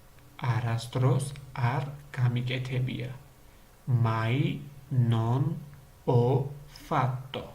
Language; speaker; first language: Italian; non-native, learner; Georgian